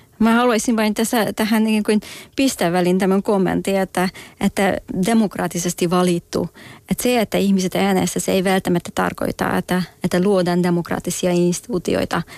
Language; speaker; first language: Finnish; non-native, fluent; Hungarian